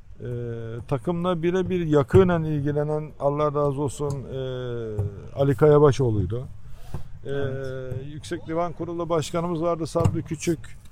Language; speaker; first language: Turkish; early bilingual, heritage; Turkish